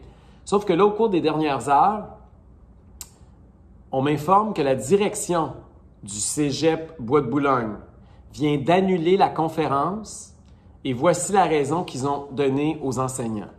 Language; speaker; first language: French; native; French